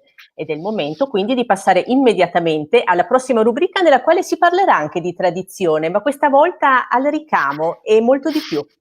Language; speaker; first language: Italian; native; Italian